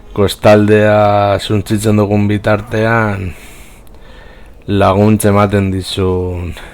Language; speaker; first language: Basque; native; Basque